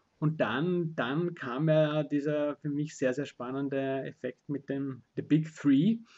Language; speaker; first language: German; native; German